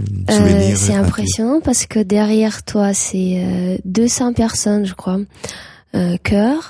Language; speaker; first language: French; non-native, fluent; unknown